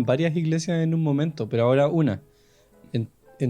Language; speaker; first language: Spanish; native; Spanish